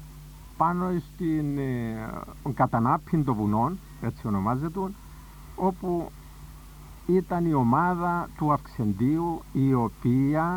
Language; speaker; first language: Greek; native; Greek